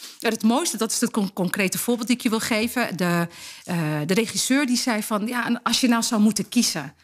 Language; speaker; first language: Dutch; early bilingual, other home language; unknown